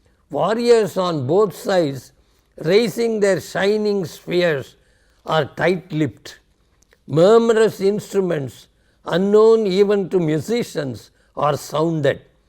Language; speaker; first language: English; non-native, local second language; Tamil